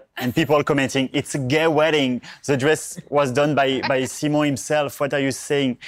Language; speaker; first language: English; non-native, learner; French